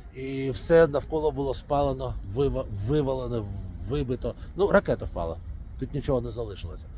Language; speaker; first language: Ukrainian; non-native, local second language; Russian